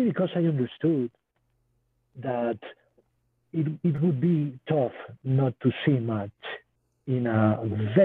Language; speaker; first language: English; non-native, fluent; Spanish